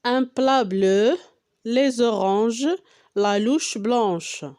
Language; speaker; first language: French; non-native, local second language; Arabic